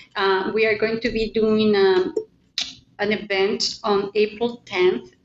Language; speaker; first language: English; non-native, fluent; Spanish